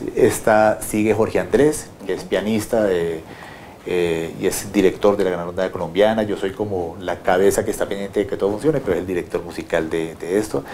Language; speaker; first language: Spanish; native; Spanish